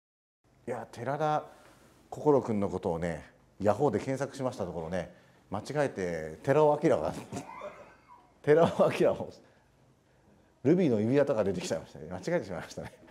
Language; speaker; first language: Japanese; native; Japanese